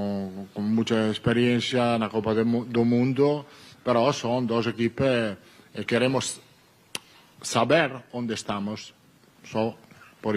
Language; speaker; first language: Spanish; non-native, fluent; Italian